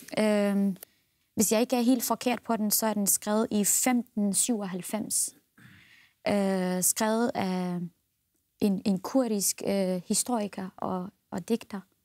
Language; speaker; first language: Danish; non-native, fluent; Central Kurdish